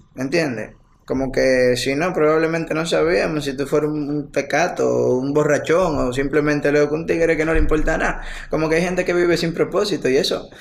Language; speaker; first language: Spanish; native; Spanish